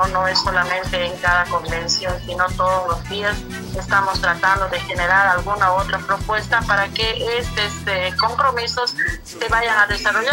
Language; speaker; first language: Spanish; native; Spanish